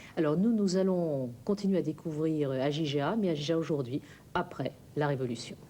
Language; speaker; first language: French; native; French